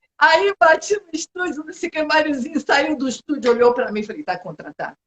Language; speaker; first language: Portuguese; native; Portuguese